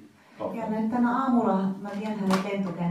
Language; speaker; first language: Finnish; non-native, fluent; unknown